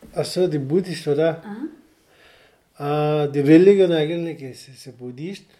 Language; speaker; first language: German; non-native, fluent; Nepali